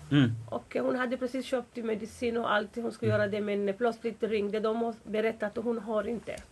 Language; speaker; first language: Swedish; non-native, fluent; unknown